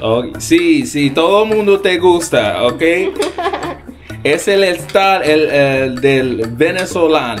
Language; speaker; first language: Spanish; non-native, learner; English